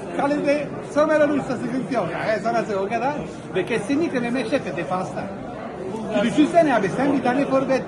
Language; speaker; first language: Turkish; non-native, fluent; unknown